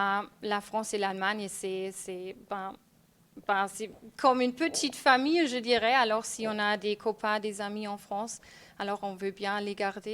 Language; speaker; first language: French; non-native, fluent; German